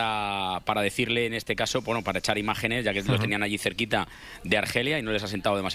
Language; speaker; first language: Spanish; native; Spanish